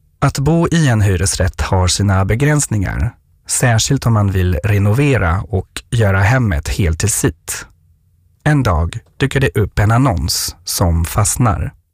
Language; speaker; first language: Swedish; non-native, fluent; French